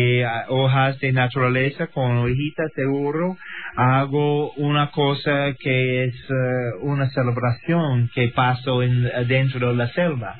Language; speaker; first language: Spanish; non-native, learner; English